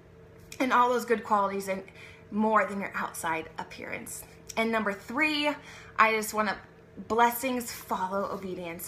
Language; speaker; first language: English; native; English